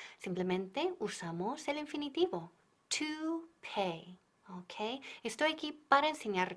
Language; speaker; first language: Spanish; non-native, fluent; English